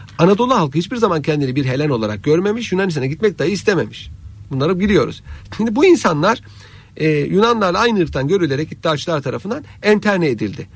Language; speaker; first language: Turkish; native; Turkish